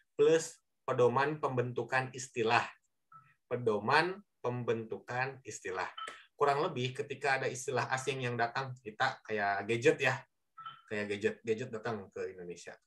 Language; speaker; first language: Indonesian; native; Indonesian